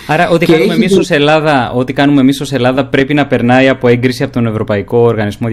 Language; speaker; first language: Greek; native; Greek